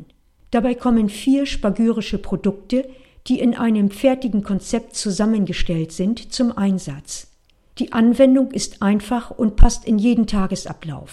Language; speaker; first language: German; native; German